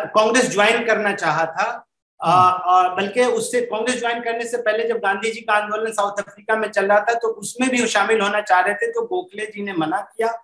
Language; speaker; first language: Hindi; native; Hindi